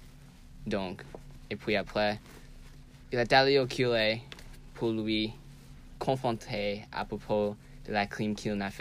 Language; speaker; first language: French; non-native, learner; English